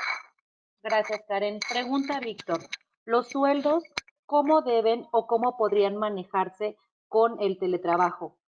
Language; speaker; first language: Spanish; native; Spanish